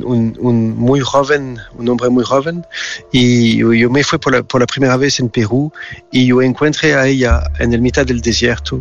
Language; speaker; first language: Spanish; non-native, learner; French